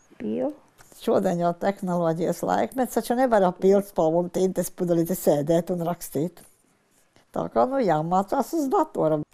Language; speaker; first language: Latvian; native; Latvian